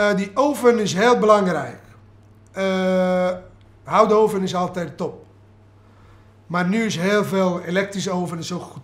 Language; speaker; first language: Dutch; non-native, learner; Italian